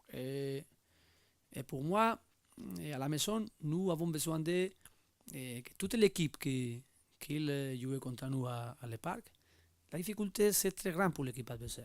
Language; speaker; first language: French; non-native, learner; Spanish